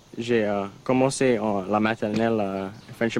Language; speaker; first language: French; non-native, local second language; English